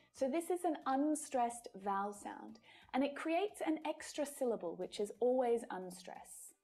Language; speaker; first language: English; native; English